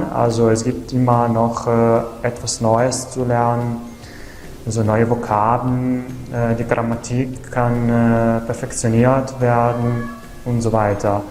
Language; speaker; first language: German; non-native, fluent; Italian